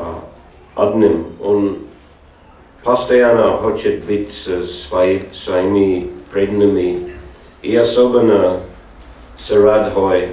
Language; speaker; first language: Russian; non-native, learner; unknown